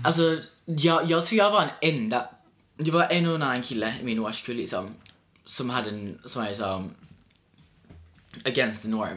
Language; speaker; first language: Swedish; native; Swedish